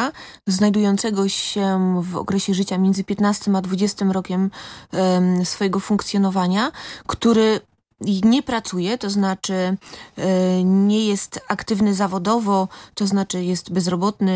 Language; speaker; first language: Polish; native; Polish